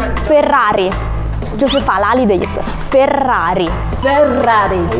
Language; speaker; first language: Chinese; non-native, fluent; Italian